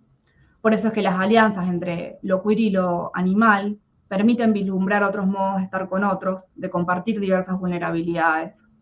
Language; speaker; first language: Spanish; native; Spanish